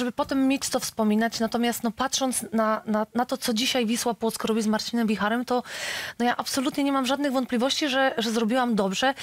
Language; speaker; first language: Polish; native; Polish